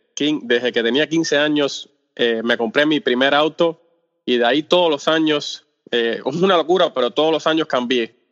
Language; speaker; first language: Spanish; native; Spanish